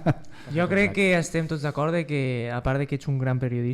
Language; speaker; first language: Catalan; native; Catalan